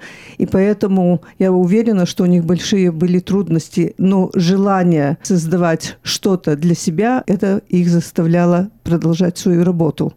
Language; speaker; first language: Russian; early bilingual, heritage; Russian